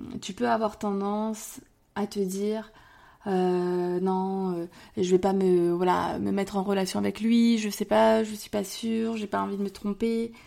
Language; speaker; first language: French; native; French